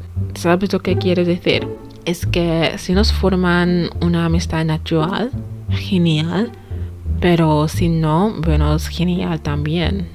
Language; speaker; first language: Spanish; non-native, fluent; English